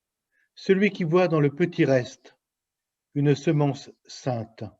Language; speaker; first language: French; native; French